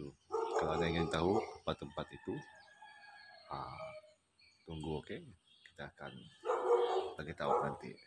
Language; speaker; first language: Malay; non-native, local second language; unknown